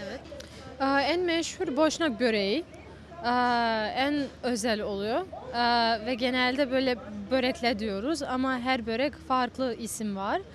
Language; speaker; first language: Turkish; non-native, fluent; Bosnian